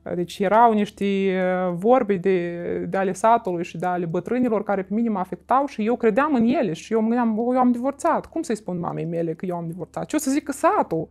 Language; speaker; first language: Romanian; native; Romanian